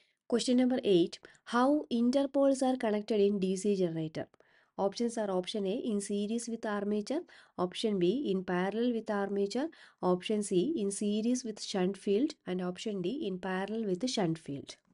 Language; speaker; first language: English; non-native, local second language; Malayalam